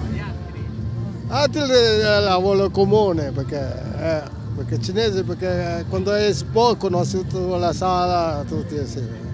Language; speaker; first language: Italian; non-native, learner; Chinese